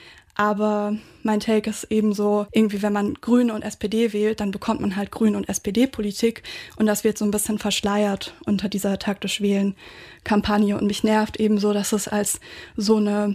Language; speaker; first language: German; native; German